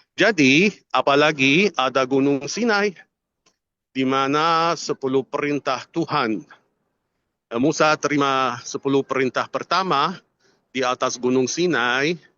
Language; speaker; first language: Indonesian; non-native, fluent; Arabic